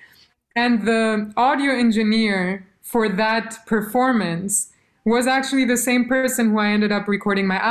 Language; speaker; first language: English; non-native, fluent; Albanian